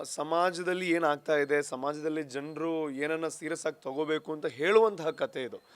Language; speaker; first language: Kannada; non-native, local second language; Tulu